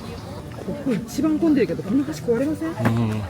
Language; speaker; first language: Japanese; native; Japanese